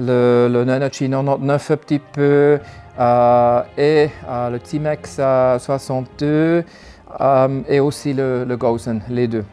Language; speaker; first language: French; non-native, learner; German